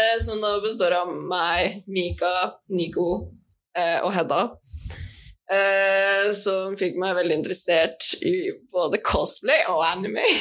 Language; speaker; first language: Norwegian; native; Norwegian